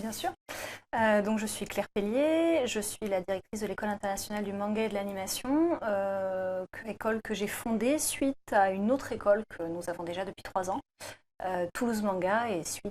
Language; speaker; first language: French; native; French